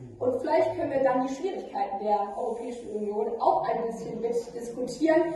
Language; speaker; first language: German; native; German